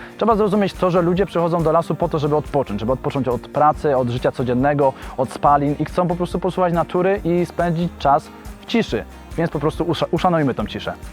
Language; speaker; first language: Polish; native; Polish